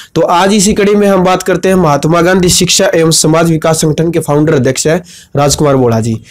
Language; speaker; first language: Hindi; native; Hindi